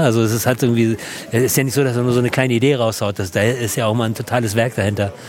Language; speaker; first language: German; native; German